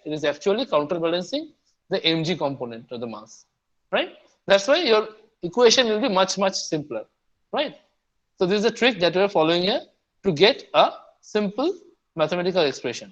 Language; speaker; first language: English; non-native, local second language; Bangla